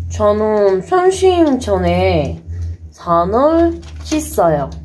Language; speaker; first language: Korean; non-native, learner; Spanish